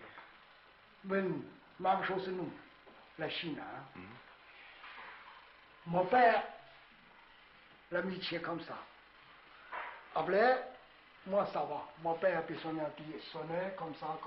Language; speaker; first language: French; non-native, learner; Chinese